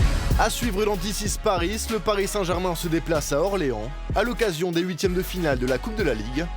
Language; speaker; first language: French; native; French